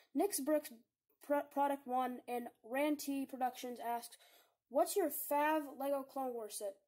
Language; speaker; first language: English; native; English